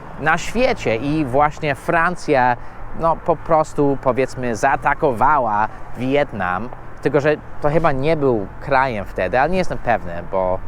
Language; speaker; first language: Polish; non-native, fluent; English